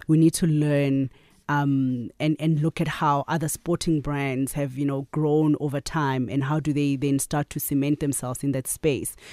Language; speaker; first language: English; non-native, local second language; Zulu